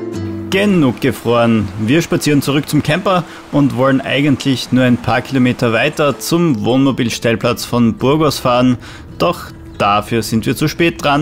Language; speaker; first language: German; native; German